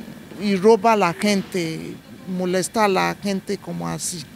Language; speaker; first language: Spanish; non-native, learner; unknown